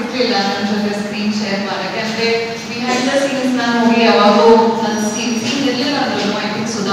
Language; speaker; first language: Kannada; non-native, fluent; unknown